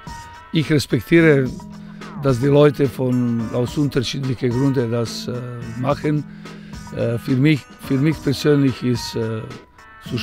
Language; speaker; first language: German; non-native, fluent; Serbian